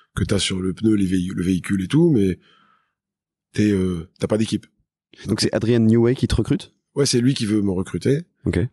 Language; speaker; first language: French; native; French